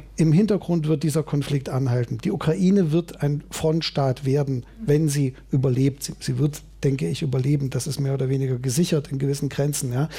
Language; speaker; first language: German; native; German